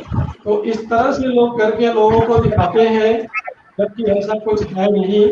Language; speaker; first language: Hindi; native; Hindi